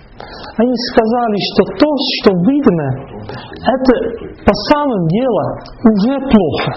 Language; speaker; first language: Russian; non-native, fluent; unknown